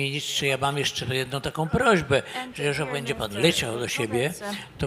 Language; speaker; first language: Polish; native; Polish